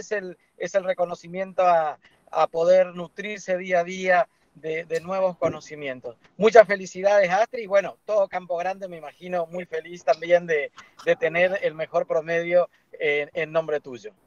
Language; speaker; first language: Spanish; native; Spanish